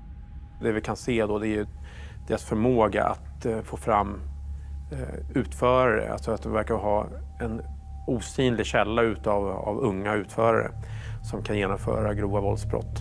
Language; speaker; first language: Swedish; native; Swedish